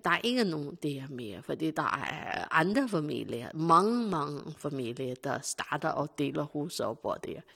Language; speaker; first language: Danish; non-native, learner; Chinese